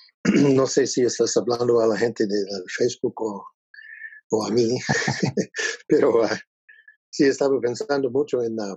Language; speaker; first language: Spanish; non-native, learner; English